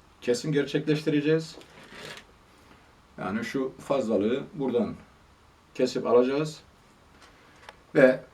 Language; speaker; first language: Turkish; native; Turkish